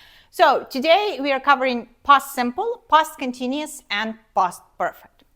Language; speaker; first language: English; non-native, fluent; Ukrainian